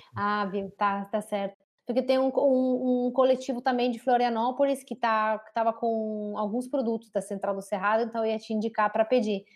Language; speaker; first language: Portuguese; non-native, fluent; Italian